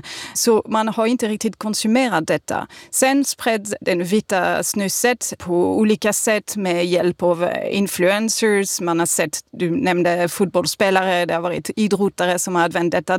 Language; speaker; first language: Swedish; non-native, fluent; French